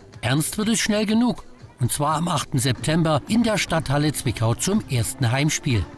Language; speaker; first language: German; native; German